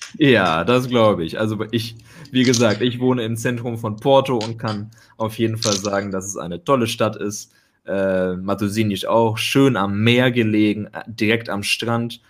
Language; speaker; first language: German; native; German